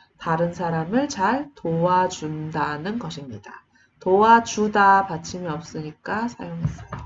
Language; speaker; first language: Korean; native; Korean